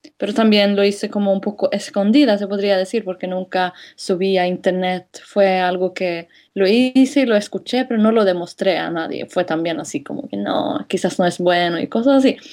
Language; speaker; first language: Spanish; non-native, fluent; Swedish